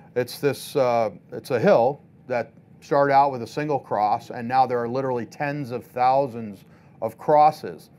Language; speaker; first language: English; native; English